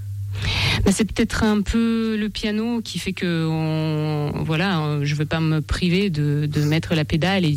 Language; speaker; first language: French; non-native, fluent; Russian